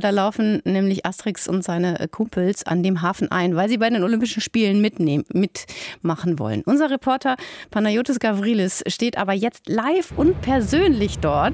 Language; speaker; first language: German; native; German